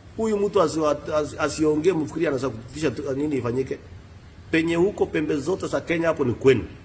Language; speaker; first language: Swahili; non-native, local second language; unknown